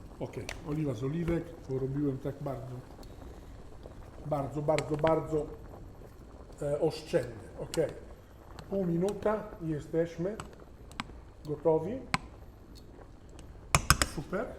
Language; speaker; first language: Polish; non-native, learner; Italian